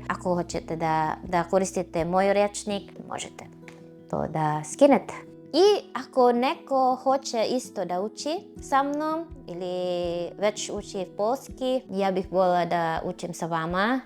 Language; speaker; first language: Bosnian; non-native, fluent; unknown